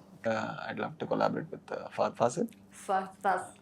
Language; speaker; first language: English; non-native, local second language; Kannada